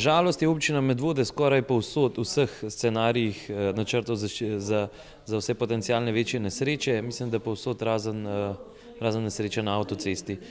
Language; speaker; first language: Slovenian; native; Slovenian